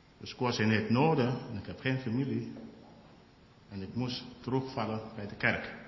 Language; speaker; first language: Dutch; non-native, fluent; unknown